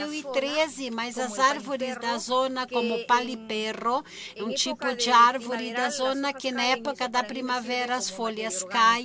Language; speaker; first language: Portuguese; early bilingual, heritage; Spanish